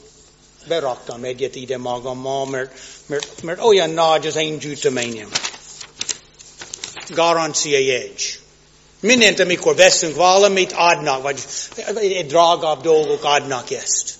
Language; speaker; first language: Hungarian; non-native, fluent; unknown